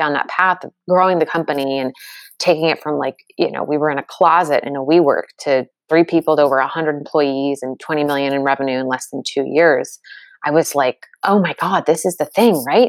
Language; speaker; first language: English; native; English